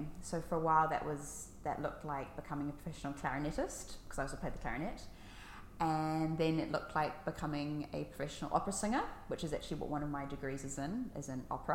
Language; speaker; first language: English; native; English